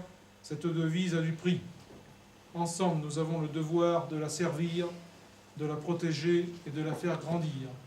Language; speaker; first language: French; native; French